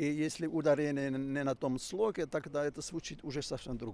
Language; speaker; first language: Russian; non-native, fluent; Finnish